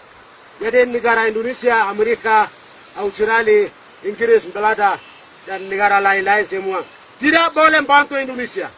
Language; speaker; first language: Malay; non-native, local second language; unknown